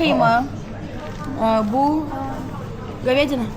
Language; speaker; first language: Turkish; non-native, learner; Kazakh